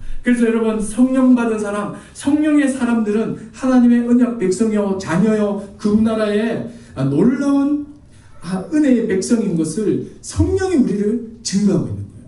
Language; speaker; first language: Korean; native; Korean